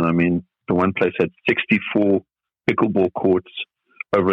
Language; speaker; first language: English; native; English